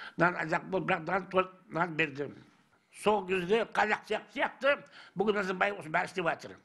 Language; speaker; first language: Kazakh; non-native, local second language; Chechen